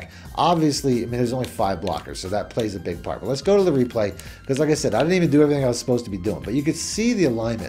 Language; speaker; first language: English; native; English